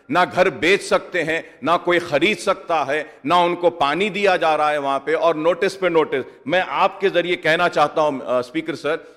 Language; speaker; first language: Hindi; non-native, local second language; Urdu